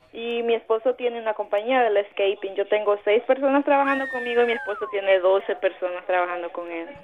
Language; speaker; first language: Spanish; native; Spanish